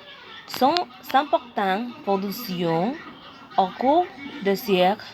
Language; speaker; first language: French; non-native, learner; Spanish